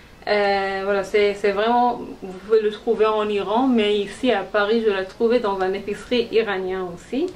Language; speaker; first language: French; non-native, fluent; Persian